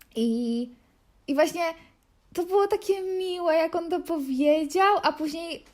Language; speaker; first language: Polish; native; Polish